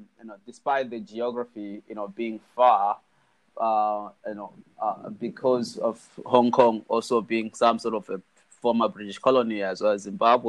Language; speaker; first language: English; non-native, local second language; Shona